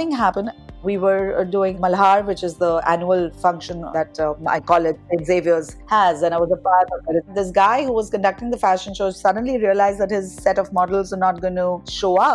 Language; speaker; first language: English; non-native, local second language; Hindi